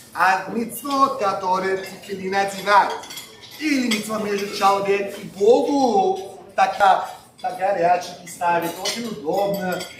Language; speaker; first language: Russian; non-native, local second language; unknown